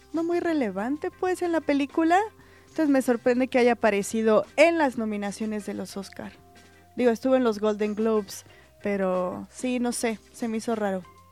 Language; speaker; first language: Spanish; native; Spanish